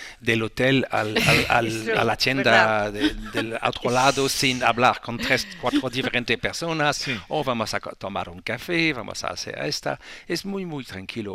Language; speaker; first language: Spanish; non-native, learner; French